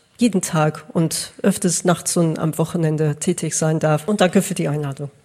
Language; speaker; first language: German; non-native, fluent; English